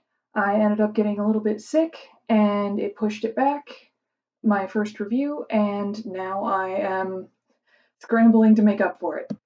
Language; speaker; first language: English; native; English